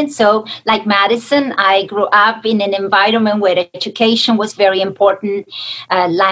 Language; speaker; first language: English; non-native, fluent; Spanish